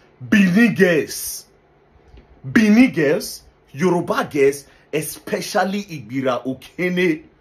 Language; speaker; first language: Nigerian Pidgin; native; Nigerian Pidgin